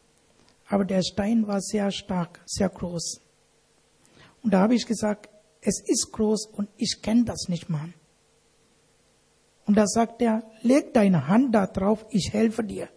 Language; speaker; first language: German; non-native, learner; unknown